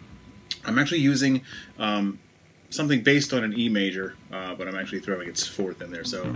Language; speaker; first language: English; native; English